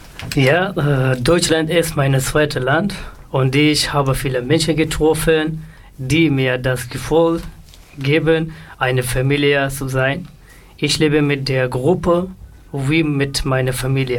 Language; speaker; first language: German; non-native, learner; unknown